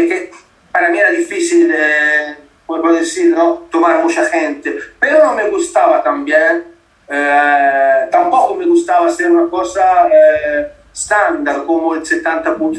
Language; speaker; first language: Spanish; non-native, learner; Italian